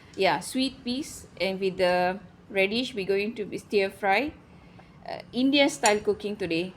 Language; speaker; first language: English; non-native, local second language; Tamil